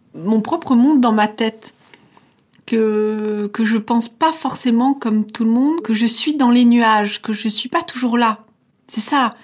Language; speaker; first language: French; native; French